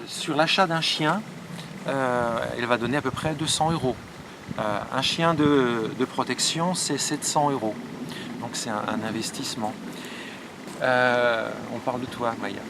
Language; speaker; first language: French; native; French